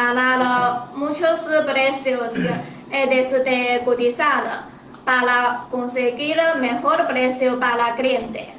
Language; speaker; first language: Spanish; non-native, learner; Chinese